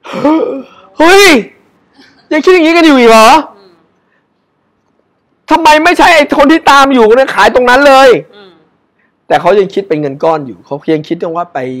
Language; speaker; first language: Thai; native; Thai